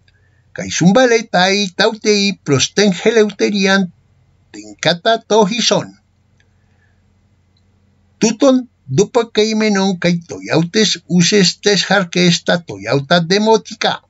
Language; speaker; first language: Greek; non-native, fluent; Spanish